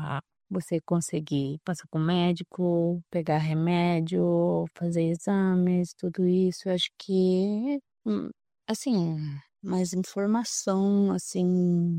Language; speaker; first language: Portuguese; non-native, fluent; Spanish